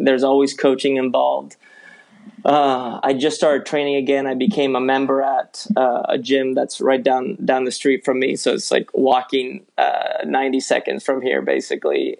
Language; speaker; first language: English; early bilingual, other home language; Spanish